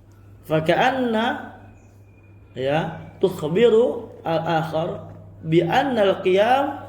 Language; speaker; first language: Arabic; non-native, fluent; Indonesian